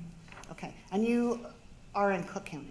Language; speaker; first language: English; native; English